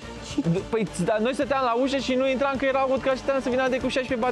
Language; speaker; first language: Romanian; native; Romanian